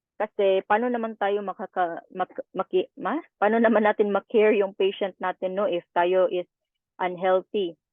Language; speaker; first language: Filipino; native; Filipino